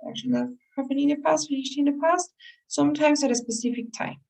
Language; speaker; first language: English; non-native, fluent; Spanish